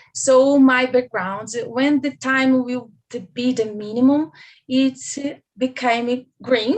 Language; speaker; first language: English; non-native, learner; Portuguese